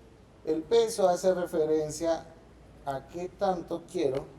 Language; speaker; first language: Spanish; native; Spanish